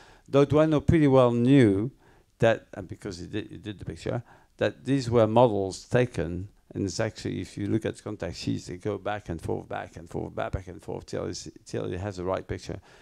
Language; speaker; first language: English; non-native, fluent; French